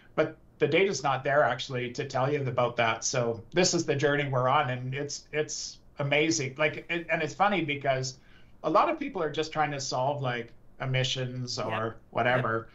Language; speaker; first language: English; native; English